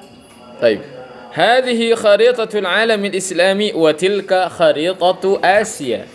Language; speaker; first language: Arabic; non-native, fluent; Indonesian